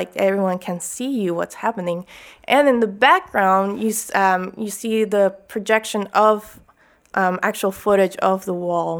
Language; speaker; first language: English; native; English